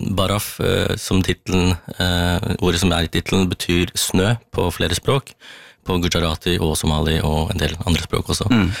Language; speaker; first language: Norwegian; early bilingual, other home language; Tamil